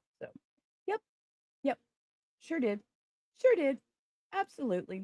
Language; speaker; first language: English; native; English